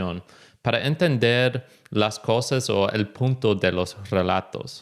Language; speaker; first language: Spanish; non-native, fluent; English